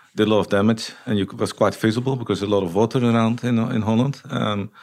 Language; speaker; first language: English; non-native, fluent; Dutch